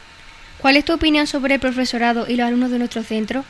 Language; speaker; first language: Spanish; native; Spanish